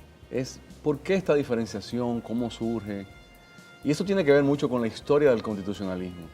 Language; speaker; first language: Spanish; native; Spanish